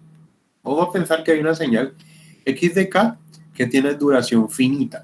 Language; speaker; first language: Spanish; native; Spanish